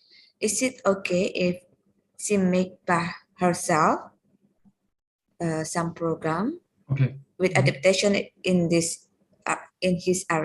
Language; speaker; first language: English; non-native, learner; Indonesian